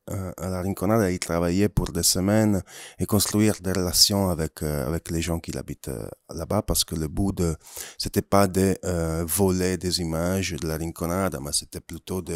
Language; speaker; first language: French; non-native, fluent; Italian